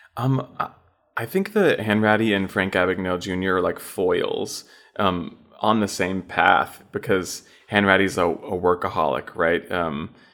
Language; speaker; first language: English; native; English